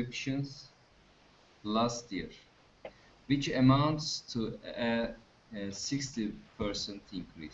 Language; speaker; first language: English; non-native, fluent; Turkish